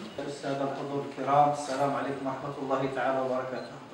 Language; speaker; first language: Arabic; native; Arabic